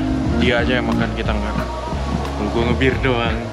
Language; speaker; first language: Indonesian; native; Indonesian